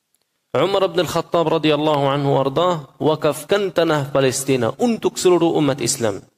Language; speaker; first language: Indonesian; non-native, fluent; Arabic